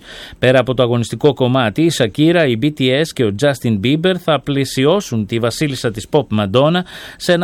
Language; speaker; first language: Greek; native; Greek